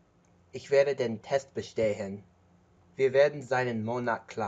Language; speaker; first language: German; non-native, learner; English